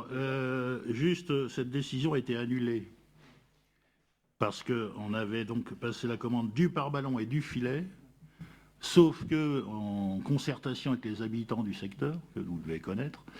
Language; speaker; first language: French; native; French